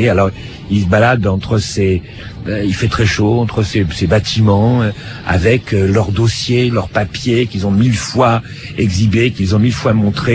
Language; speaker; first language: French; native; French